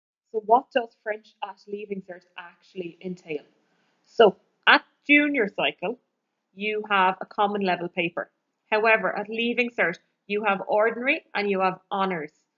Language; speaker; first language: English; native; English